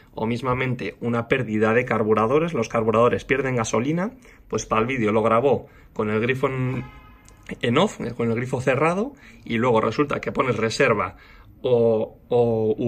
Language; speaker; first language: Spanish; native; Spanish